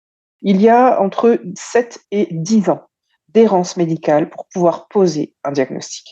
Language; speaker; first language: French; native; French